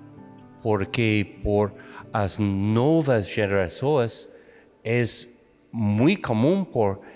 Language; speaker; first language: Portuguese; non-native, fluent; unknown